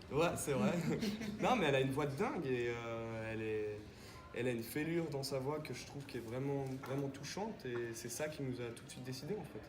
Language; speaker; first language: French; native; French